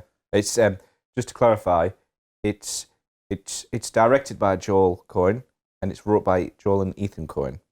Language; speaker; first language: English; native; English